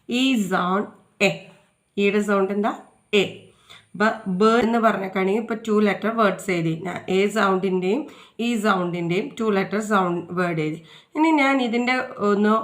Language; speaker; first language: Malayalam; native; Malayalam